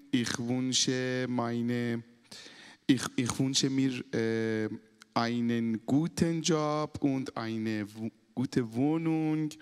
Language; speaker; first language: German; non-native, learner; Persian